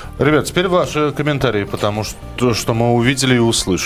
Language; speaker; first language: Russian; native; Russian